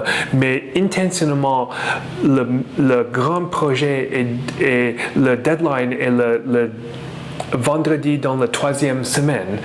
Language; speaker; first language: French; non-native, fluent; English